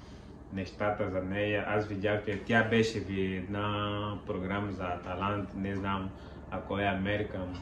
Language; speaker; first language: Bulgarian; non-native, learner; Portuguese